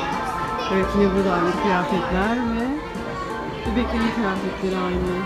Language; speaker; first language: Turkish; native; Turkish